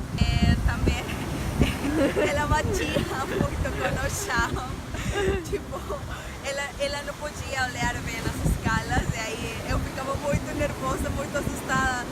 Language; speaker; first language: Portuguese; non-native, fluent; Spanish